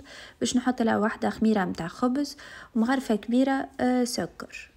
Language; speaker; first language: Arabic; native; Arabic